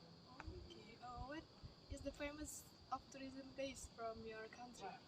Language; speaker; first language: English; non-native, learner; Indonesian